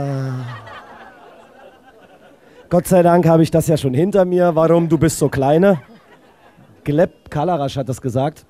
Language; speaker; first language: German; native; German